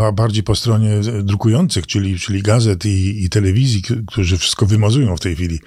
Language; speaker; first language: Polish; early bilingual, other home language; English